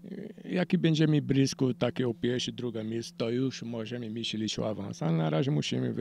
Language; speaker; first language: Polish; non-native, learner; Portuguese